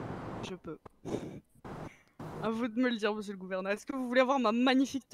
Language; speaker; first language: French; native; French